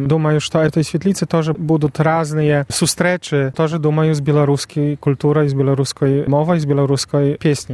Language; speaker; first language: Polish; non-native, local second language; Belarusian